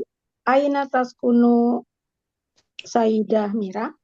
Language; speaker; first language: Arabic; non-native, learner; Indonesian